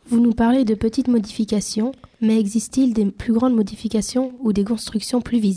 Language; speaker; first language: French; native; French